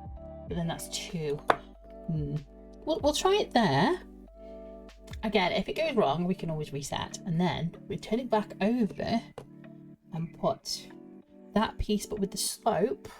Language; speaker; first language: English; native; English